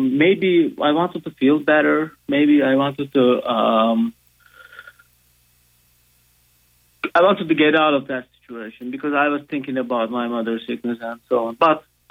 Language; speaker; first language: English; non-native, fluent; Turkish